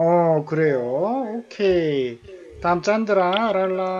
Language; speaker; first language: Korean; native; Korean